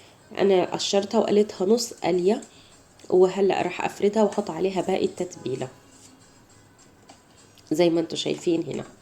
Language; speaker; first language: Arabic; native; Arabic